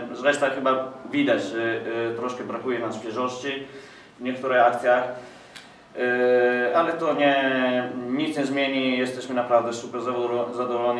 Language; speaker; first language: Polish; non-native, fluent; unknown